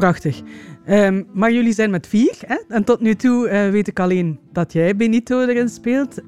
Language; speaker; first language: Dutch; native; Dutch